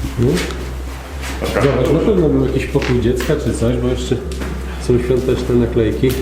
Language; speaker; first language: Polish; native; Polish